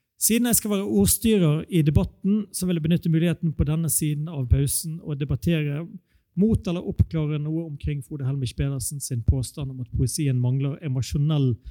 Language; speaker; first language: Norwegian; native; Norwegian